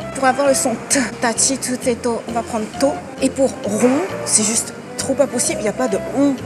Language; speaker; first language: French; native; French